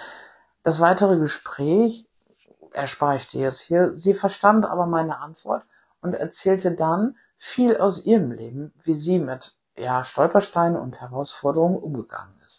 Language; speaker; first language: German; native; German